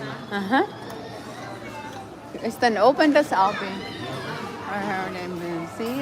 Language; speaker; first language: German; non-native, learner; Cebuano